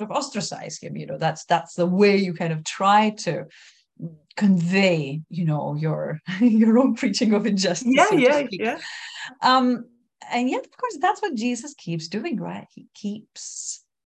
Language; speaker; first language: English; non-native, fluent; Lithuanian